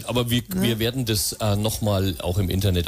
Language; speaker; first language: German; native; German